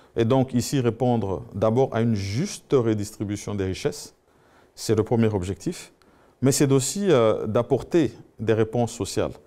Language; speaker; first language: French; non-native, local second language; Swahili